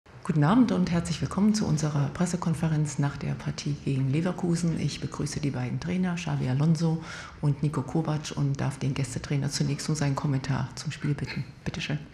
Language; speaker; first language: German; native; German